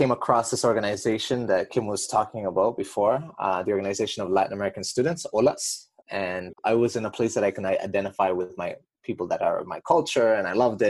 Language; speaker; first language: English; native; English